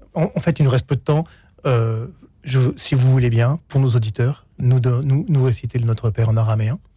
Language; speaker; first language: French; native; French